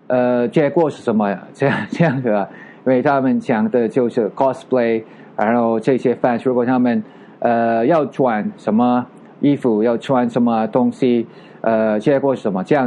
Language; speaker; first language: Chinese; non-native, learner; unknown